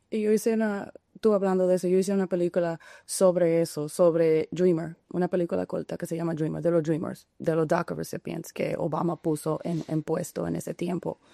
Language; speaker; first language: Spanish; early bilingual, heritage; Spanish